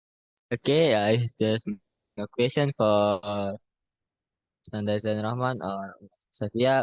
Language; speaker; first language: English; non-native, learner; Indonesian